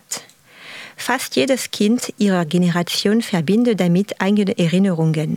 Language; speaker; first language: German; non-native, fluent; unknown